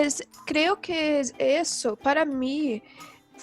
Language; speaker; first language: Spanish; non-native, learner; Portuguese